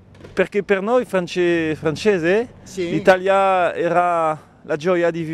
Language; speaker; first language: Italian; non-native, learner; French